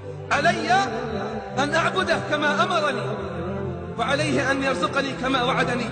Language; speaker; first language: Arabic; native; Arabic